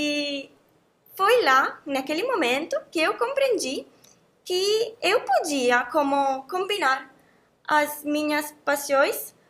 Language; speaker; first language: Portuguese; non-native, fluent; Italian